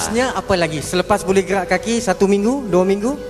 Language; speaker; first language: Malay; native; Malay